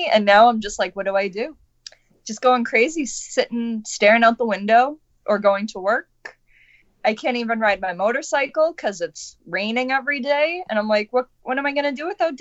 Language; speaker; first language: English; native; English